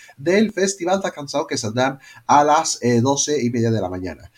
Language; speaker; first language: Spanish; native; Spanish